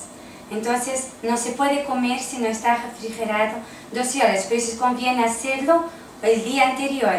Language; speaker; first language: Spanish; native; Spanish